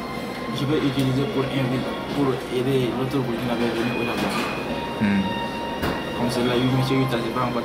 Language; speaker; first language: French; non-native, learner; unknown